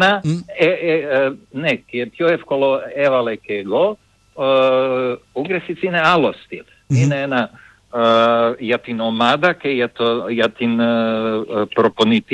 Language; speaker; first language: Greek; non-native, fluent; Serbian